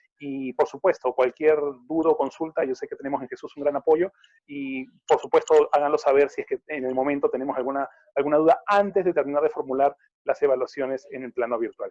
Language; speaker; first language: Spanish; native; Spanish